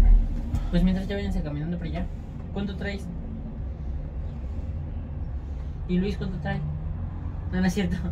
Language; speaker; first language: Spanish; native; Spanish